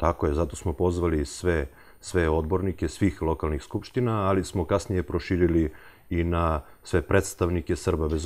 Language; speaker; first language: Serbian; native; Serbian